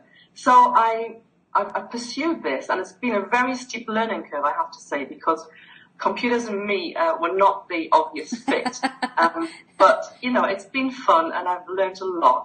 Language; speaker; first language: English; native; English